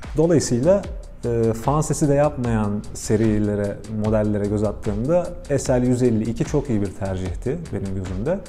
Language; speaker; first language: Turkish; native; Turkish